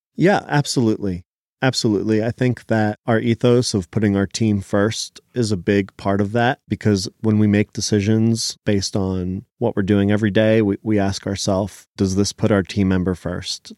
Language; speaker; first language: English; early bilingual, other home language; Hebrew